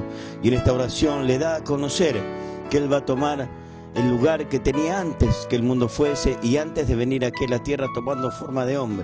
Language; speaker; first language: Spanish; native; Spanish